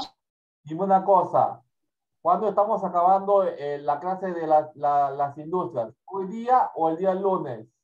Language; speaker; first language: Spanish; native; Spanish